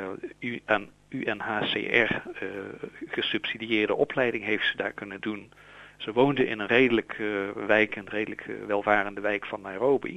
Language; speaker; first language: Dutch; native; Dutch